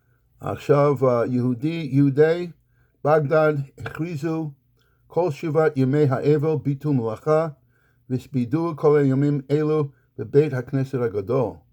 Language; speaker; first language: Hebrew; non-native, fluent; English